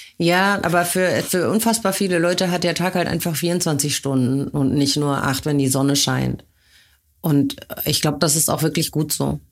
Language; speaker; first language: German; native; German